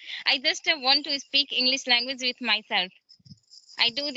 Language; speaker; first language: English; non-native, learner; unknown